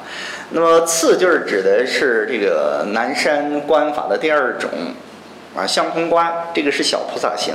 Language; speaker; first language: Chinese; native; Chinese